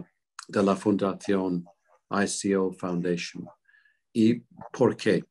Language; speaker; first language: Spanish; non-native, fluent; English